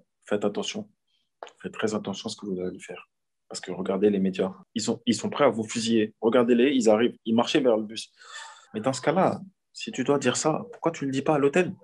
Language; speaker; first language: French; native; French